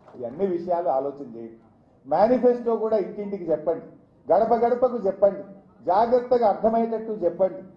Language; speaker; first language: Telugu; native; Telugu